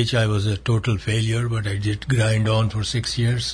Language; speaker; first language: English; non-native, local second language; Gujarati